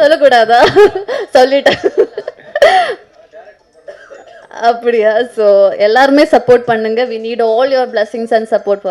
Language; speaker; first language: Tamil; non-native, fluent; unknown